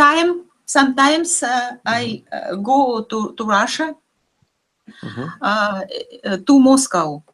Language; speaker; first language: English; non-native, learner; Russian